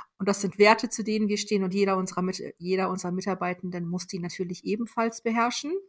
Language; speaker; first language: German; early bilingual, other home language; Persian